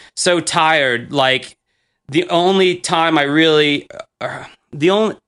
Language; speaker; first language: English; native; English